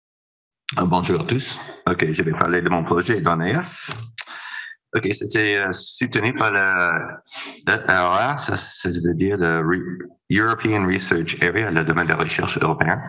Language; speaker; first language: French; non-native, fluent; English